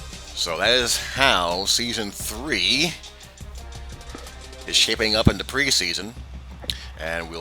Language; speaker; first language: English; native; English